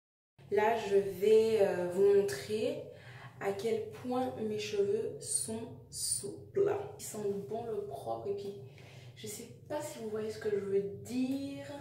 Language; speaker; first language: French; native; French